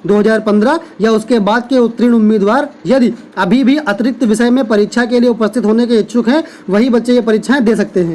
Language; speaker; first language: Hindi; native; Hindi